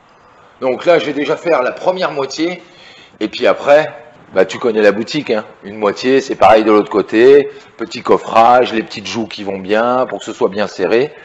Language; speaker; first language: French; native; French